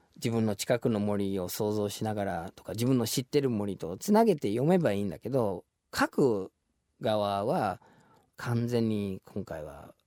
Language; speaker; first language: Japanese; non-native, fluent; English